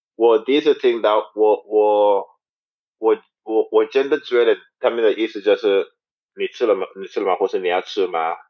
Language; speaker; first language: Chinese; non-native, learner; English